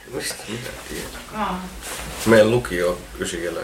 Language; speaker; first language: Finnish; early bilingual, heritage; Finnish